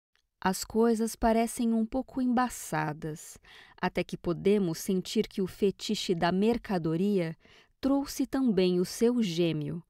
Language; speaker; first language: Portuguese; native; Portuguese